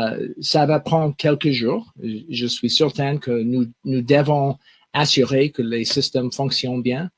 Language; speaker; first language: French; non-native, local second language; English